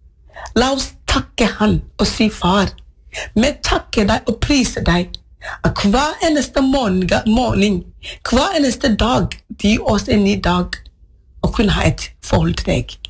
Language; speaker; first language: Norwegian; non-native, fluent; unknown